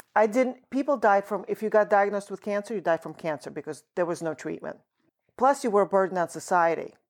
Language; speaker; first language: English; early bilingual, other home language; Russian